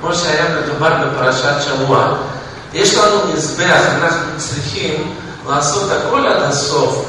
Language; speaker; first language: Hebrew; non-native, fluent; Russian